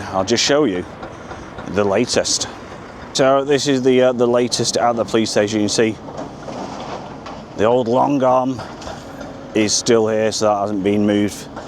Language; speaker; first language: English; native; English